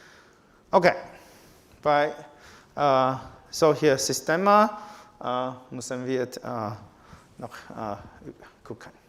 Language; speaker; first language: German; non-native, fluent; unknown